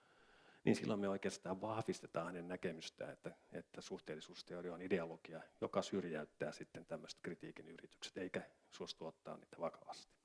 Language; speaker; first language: Finnish; native; Finnish